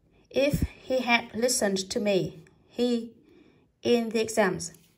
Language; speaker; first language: English; non-native, fluent; Vietnamese